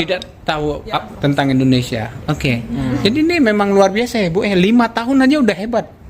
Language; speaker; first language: Indonesian; native; Indonesian